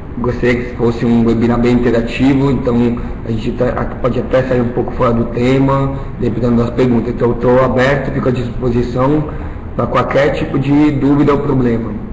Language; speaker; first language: Portuguese; early bilingual, heritage; Italian